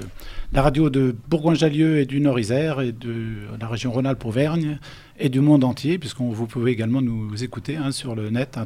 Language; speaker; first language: French; native; French